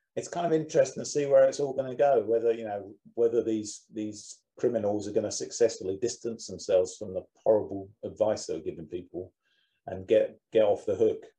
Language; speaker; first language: English; native; English